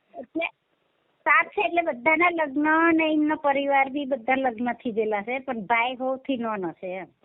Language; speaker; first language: Gujarati; native; Gujarati